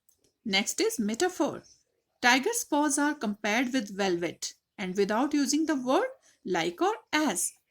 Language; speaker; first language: English; non-native, local second language; Hindi